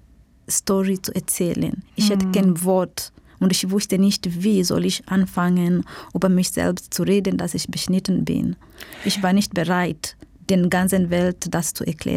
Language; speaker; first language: German; non-native, fluent; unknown